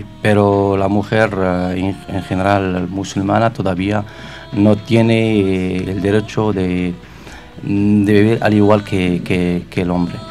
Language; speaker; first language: Spanish; non-native, fluent; Arabic